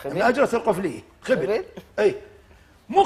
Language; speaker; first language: Arabic; native; Arabic